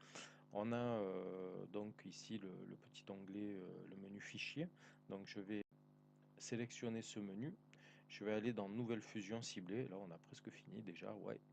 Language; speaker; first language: French; native; French